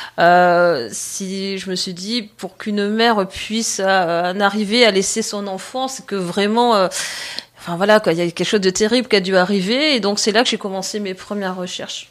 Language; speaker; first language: French; native; French